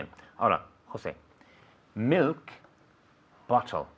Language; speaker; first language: Spanish; non-native, fluent; English